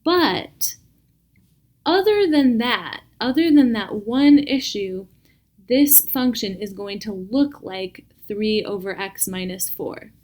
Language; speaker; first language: English; native; English